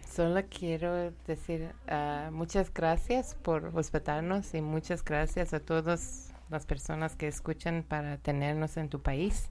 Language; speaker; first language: Spanish; non-native, fluent; Persian